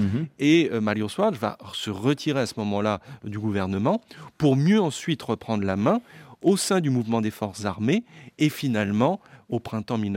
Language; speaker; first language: French; native; French